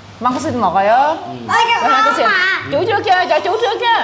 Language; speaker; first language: Korean; non-native, learner; Vietnamese